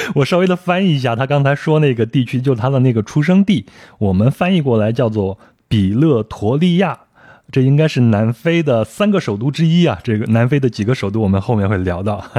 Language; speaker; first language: Chinese; native; Chinese